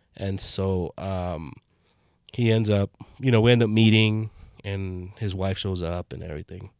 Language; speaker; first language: English; native; English